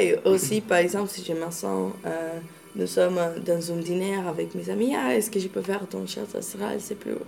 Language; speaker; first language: French; non-native, learner; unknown